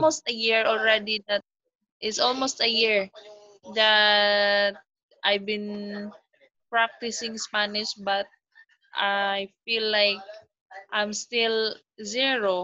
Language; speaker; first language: English; non-native, local second language; Filipino